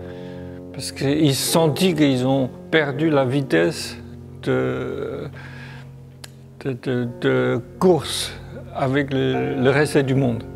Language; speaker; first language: French; non-native, learner; Chinese